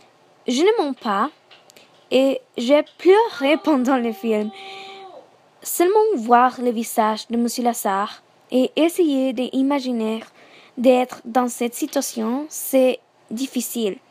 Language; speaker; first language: French; non-native, learner; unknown